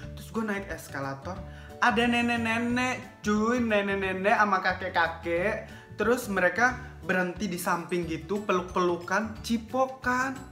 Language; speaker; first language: Indonesian; native; Indonesian